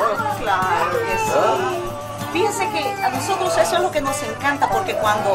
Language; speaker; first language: Spanish; native; Spanish